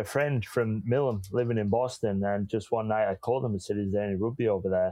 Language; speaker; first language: English; native; English